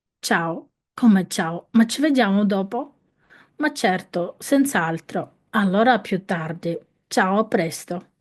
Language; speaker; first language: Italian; non-native, fluent; Ukrainian